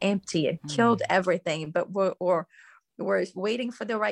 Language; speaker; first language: English; non-native, fluent; Portuguese